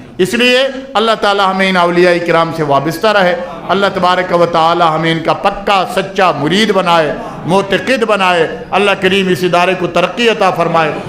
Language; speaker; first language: Urdu; non-native, local second language; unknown